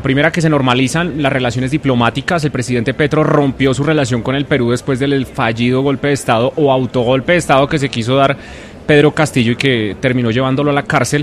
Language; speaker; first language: Spanish; native; Spanish